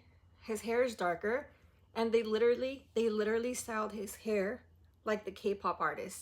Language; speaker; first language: English; early bilingual, other home language; Spanish